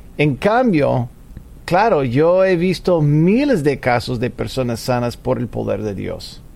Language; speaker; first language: Spanish; non-native, fluent; English